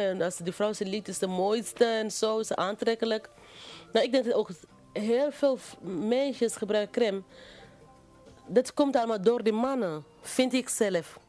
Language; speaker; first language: Dutch; non-native, fluent; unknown